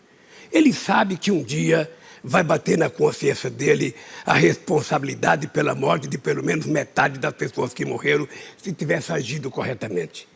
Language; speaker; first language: Portuguese; native; Portuguese